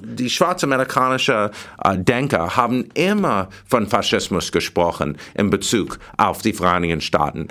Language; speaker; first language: German; non-native, learner; English